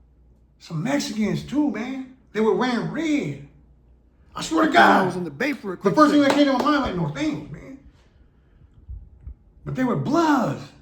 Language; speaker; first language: English; native; English